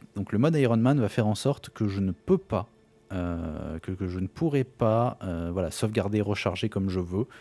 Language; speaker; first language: French; native; French